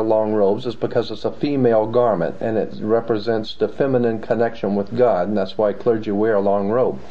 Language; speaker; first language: English; native; English